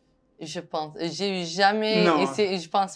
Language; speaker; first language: French; non-native, fluent; English